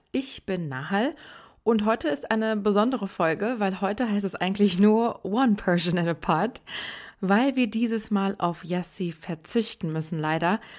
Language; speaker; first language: German; early bilingual, other home language; Persian